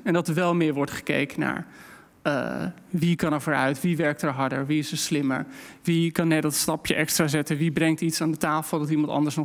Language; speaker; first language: Dutch; native; Dutch